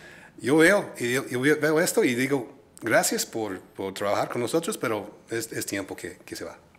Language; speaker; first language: Spanish; non-native, fluent; English